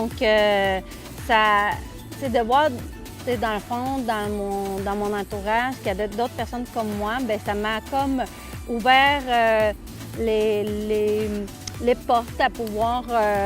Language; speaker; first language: French; non-native, fluent; Spanish